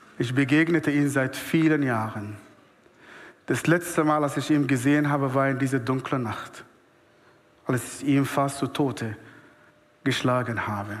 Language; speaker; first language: German; non-native, fluent; Arabic